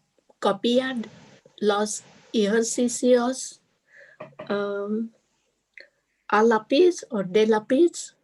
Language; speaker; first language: Spanish; non-native, learner; English